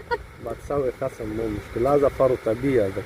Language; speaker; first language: Arabic; non-native, learner; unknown